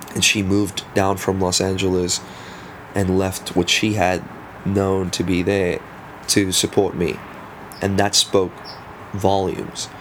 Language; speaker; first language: English; early bilingual, other home language; Afrikaans